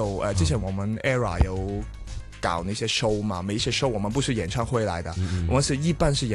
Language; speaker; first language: Chinese; non-native, learner; Cantonese